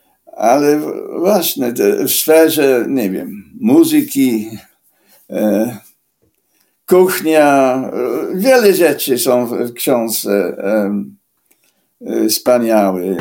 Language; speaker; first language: Polish; non-native, fluent; English